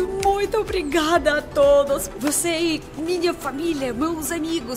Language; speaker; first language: Portuguese; non-native, learner; Russian